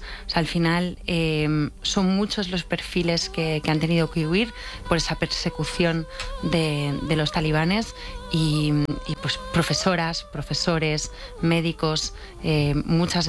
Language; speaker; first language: Spanish; native; Spanish